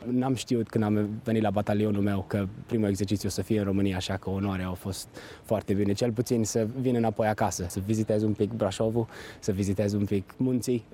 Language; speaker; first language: Romanian; early bilingual, heritage; Romanian